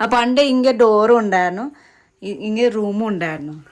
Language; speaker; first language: Malayalam; non-native, local second language; Nepali